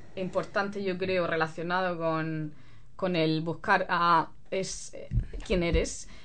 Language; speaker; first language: Spanish; native; Spanish